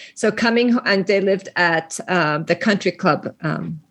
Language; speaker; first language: English; early bilingual, other home language; Persian